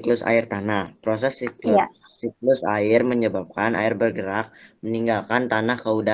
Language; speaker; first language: Indonesian; native; Indonesian